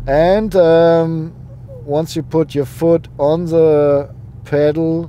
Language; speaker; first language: English; non-native, fluent; German